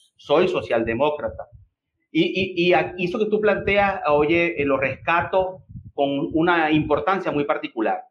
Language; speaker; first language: Spanish; native; Spanish